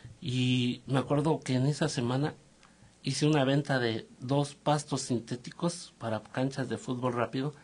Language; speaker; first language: Spanish; native; Spanish